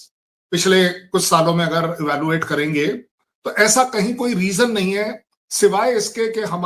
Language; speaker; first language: Hindi; native; Hindi